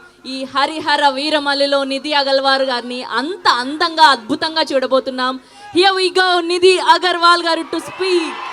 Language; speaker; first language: Telugu; native; Telugu